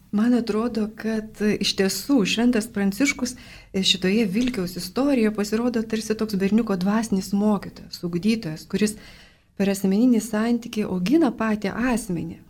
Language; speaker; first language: Lithuanian; native; Lithuanian